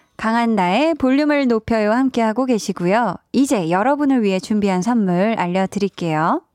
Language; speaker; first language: Korean; native; Korean